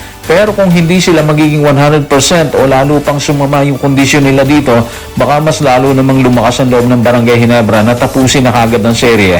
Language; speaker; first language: Filipino; native; Filipino